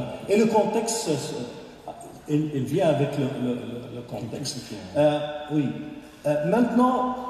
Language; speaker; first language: French; non-native, local second language; Arabic